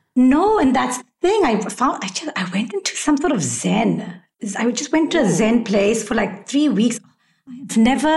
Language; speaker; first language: English; native; English